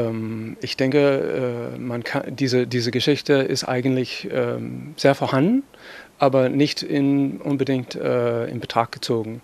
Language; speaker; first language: German; non-native, fluent; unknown